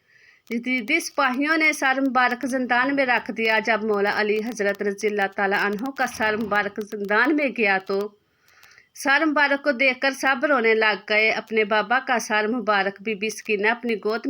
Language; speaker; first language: Urdu; native; Urdu